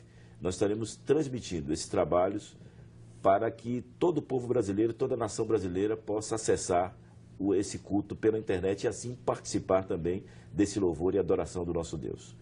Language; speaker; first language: Portuguese; native; Portuguese